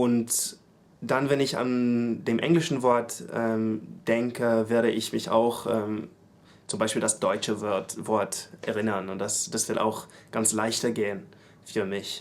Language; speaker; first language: German; non-native, fluent; English